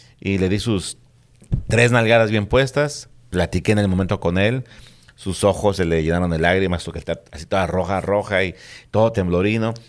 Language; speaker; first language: Spanish; native; Spanish